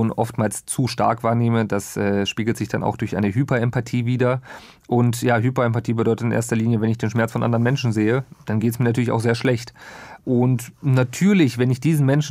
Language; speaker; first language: German; native; German